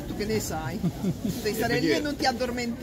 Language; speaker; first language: Italian; native; Italian